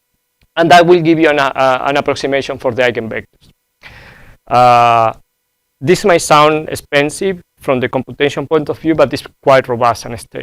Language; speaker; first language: English; non-native, fluent; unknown